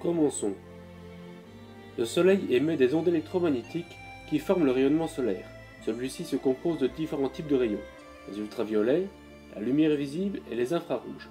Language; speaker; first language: French; native; French